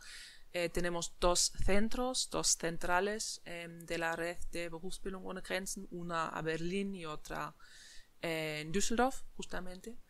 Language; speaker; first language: Spanish; non-native, fluent; German